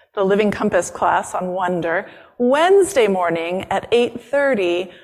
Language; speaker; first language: English; native; English